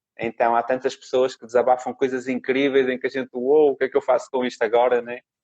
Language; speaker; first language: Portuguese; native; Portuguese